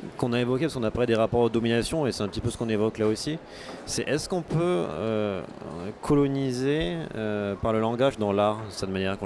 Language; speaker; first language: French; native; French